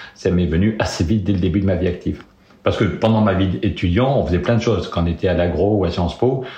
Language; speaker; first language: French; native; French